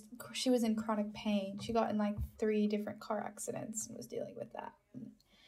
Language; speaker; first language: English; native; English